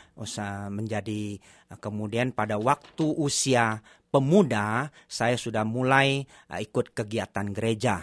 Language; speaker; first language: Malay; non-native, local second language; Chinese